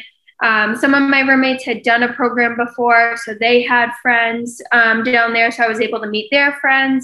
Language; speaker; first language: English; native; English